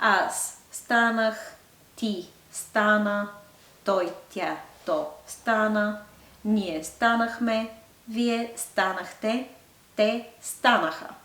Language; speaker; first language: Bulgarian; non-native, fluent; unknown